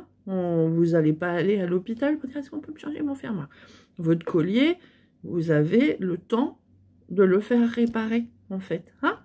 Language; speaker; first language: French; native; French